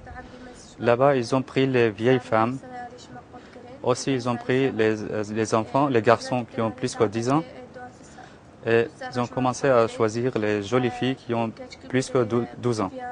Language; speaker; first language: French; non-native, learner; Kurdish